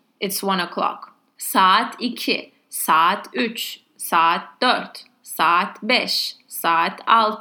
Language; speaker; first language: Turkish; non-native, learner; Spanish